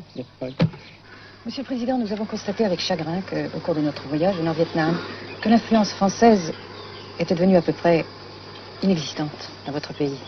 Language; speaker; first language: French; native; French